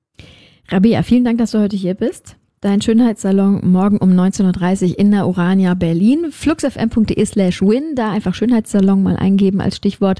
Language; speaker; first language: German; native; German